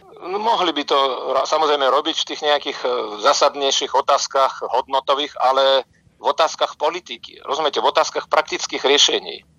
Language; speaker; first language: Slovak; non-native, fluent; Russian